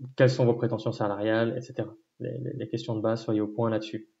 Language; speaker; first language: French; native; French